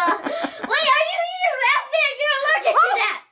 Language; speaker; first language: English; native; English